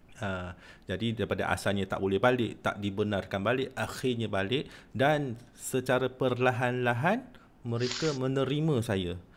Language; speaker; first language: Malay; non-native, local second language; Chinese